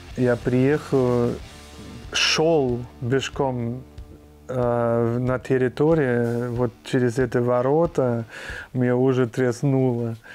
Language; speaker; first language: Russian; non-native, fluent; German